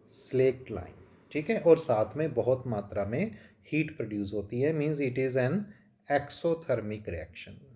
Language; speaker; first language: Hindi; non-native, local second language; Punjabi